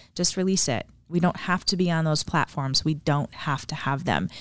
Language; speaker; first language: English; native; English